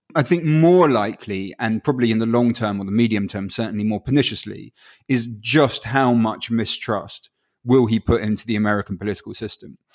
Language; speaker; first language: English; early bilingual, other home language; Spanish